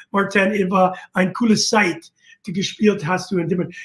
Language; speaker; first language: German; non-native, learner; English